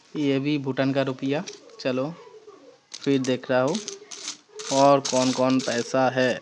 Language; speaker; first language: Hindi; non-native, local second language; Bangla